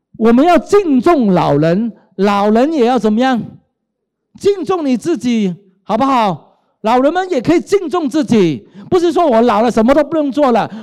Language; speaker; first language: Chinese; non-native, local second language; Cantonese